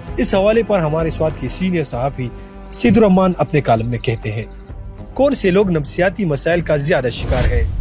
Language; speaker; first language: Urdu; non-native, local second language; Pashto